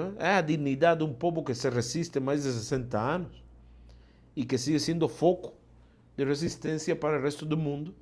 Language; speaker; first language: Portuguese; non-native, fluent; Spanish